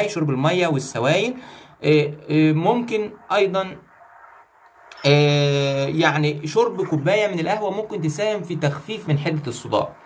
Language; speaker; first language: Arabic; native; Arabic